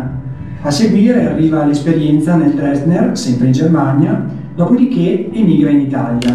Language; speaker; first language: Italian; native; Italian